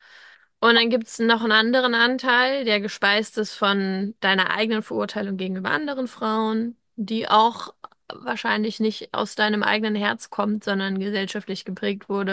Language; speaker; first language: German; native; German